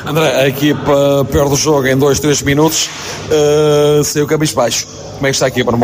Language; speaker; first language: Portuguese; native; Portuguese